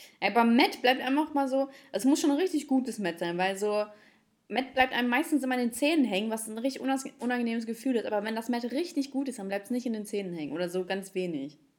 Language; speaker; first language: German; early bilingual, other home language; Ukrainian